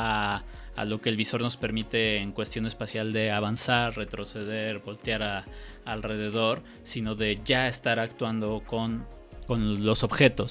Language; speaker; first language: Spanish; native; Spanish